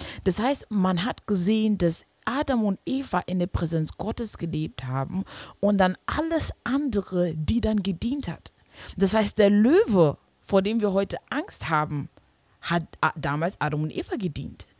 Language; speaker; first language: German; non-native, fluent; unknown